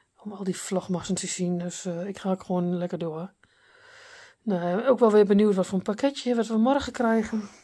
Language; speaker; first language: Dutch; native; Dutch